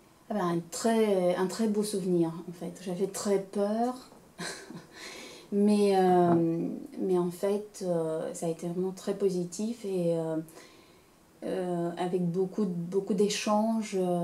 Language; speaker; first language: French; non-native, fluent; Romanian